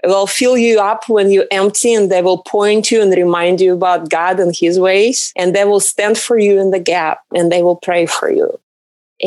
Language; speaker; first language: English; non-native, fluent; Russian